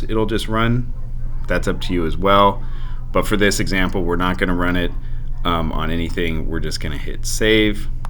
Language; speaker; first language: English; native; English